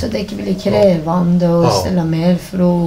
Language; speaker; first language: Swedish; non-native, fluent; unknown